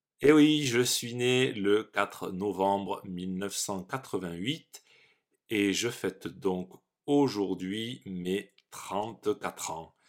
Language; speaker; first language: French; native; French